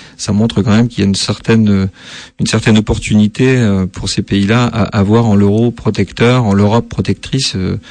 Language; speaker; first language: French; native; French